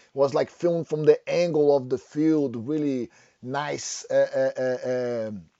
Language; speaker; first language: English; non-native, fluent; Portuguese